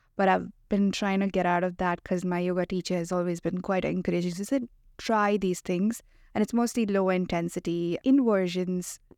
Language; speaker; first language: English; non-native, local second language; Hindi